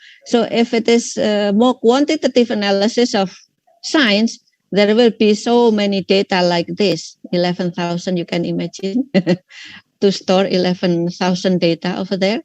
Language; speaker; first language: English; non-native, fluent; Indonesian